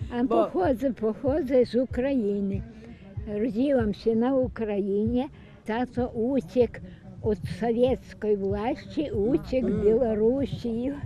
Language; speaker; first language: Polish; early bilingual, heritage; Polish